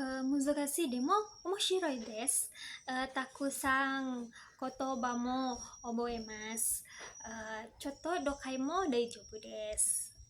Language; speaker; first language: Japanese; non-native, learner; Indonesian